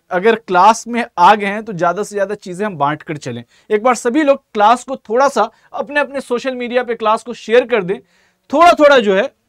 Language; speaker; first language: Hindi; native; Hindi